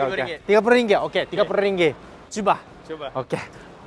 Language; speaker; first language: Indonesian; non-native, learner; Japanese